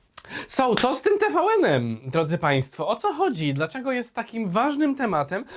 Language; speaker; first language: Polish; native; Polish